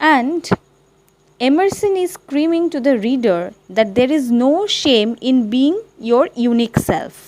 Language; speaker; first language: English; non-native, local second language; Bangla